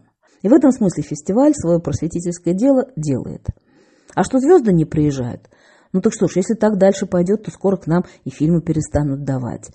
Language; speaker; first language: Russian; native; Russian